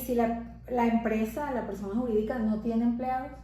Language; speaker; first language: Spanish; native; Spanish